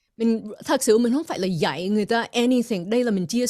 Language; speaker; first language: Vietnamese; early bilingual, heritage; English